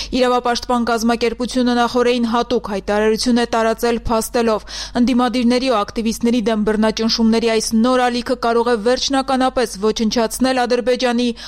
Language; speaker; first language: Armenian; native; Armenian